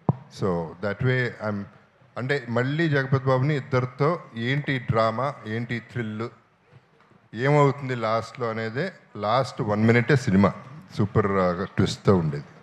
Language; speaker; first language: Telugu; native; Telugu